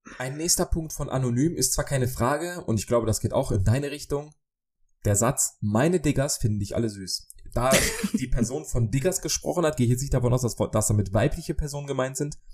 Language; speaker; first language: German; early bilingual, other home language; Polish